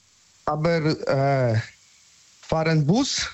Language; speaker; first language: German; non-native, learner; Polish